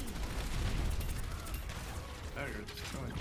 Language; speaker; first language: Swedish; native; Swedish